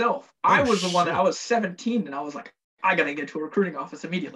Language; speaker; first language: English; native; English